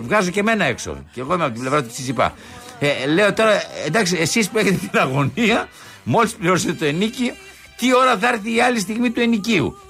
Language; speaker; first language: Greek; native; Greek